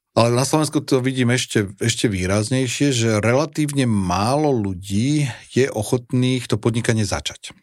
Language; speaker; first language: Slovak; native; Slovak